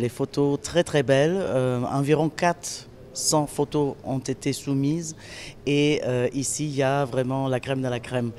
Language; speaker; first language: French; non-native, fluent; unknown